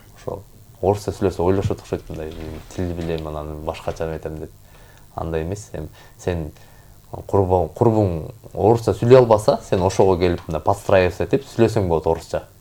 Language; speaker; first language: Kyrgyz; native; Kyrgyz